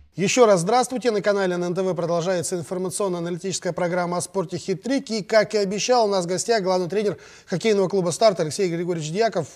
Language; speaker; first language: Russian; native; Russian